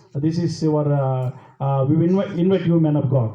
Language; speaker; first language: English; non-native, local second language; Telugu